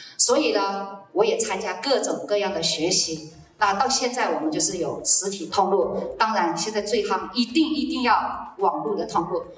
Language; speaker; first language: Chinese; native; Chinese